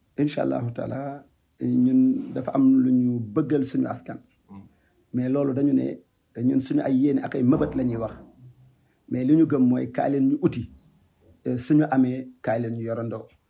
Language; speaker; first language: Wolof; native; Wolof